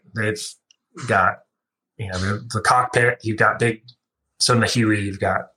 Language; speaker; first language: English; native; English